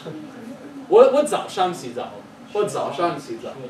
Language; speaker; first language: Chinese; non-native, fluent; English